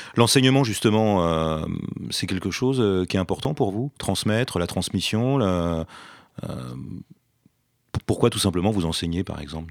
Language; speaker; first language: French; native; French